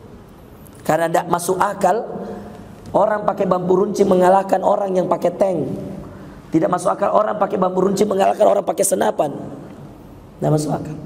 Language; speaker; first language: Indonesian; native; Indonesian